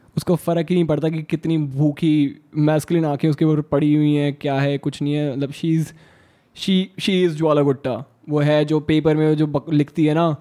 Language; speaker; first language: Hindi; native; Hindi